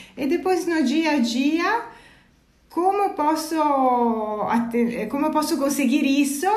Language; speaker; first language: Portuguese; non-native, learner; Italian